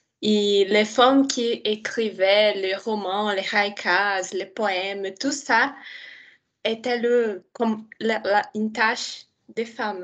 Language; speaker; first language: French; non-native, learner; Portuguese